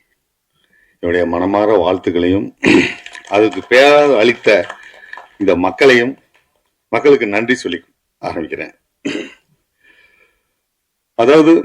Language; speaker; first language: Tamil; native; Tamil